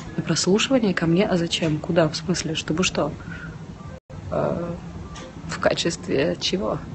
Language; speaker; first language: Russian; non-native, local second language; Ukrainian